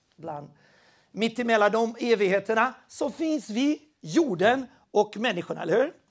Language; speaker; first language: Swedish; non-native, fluent; Spanish